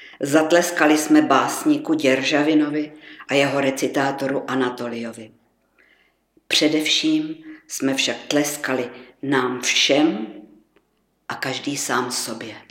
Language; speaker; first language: Czech; native; Czech